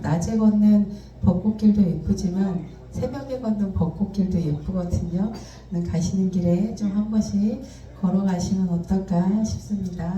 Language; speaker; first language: Korean; native; Korean